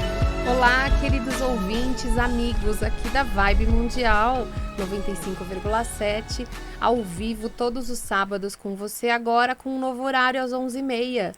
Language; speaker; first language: Portuguese; native; Portuguese